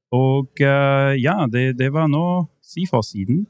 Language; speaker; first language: Norwegian; non-native, fluent; German